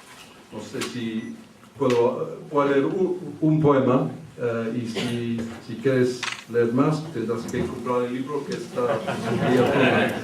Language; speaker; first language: Spanish; early bilingual, heritage; English